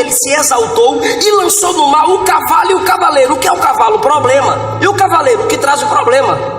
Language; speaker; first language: Portuguese; native; Portuguese